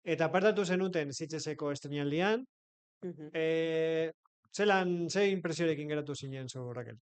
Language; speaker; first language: Basque; native; Basque